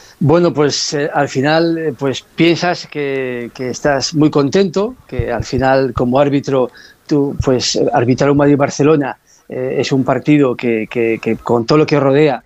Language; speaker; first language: Spanish; native; Spanish